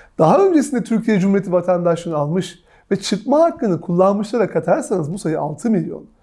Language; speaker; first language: Turkish; native; Turkish